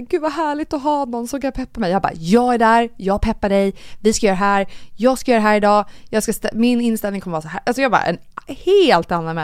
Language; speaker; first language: Swedish; native; Swedish